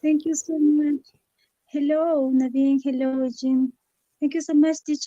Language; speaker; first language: English; non-native, learner; Spanish